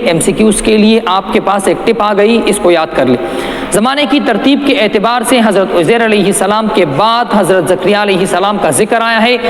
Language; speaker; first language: Urdu; non-native, local second language; Pashto